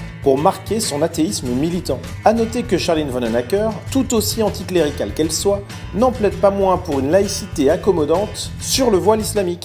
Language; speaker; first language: French; native; French